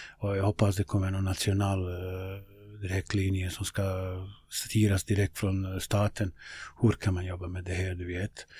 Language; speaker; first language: Swedish; non-native, fluent; Bosnian